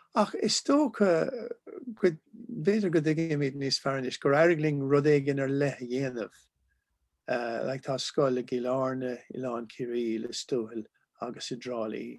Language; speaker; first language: Irish; non-native, local second language; English